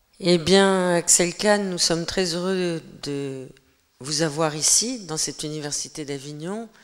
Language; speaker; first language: French; native; French